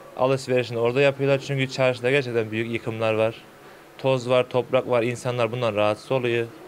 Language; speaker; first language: Turkish; native; Turkish